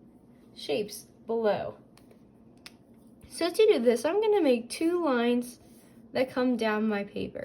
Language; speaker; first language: English; native; English